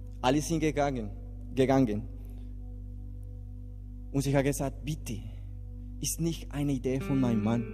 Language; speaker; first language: German; non-native, learner; Spanish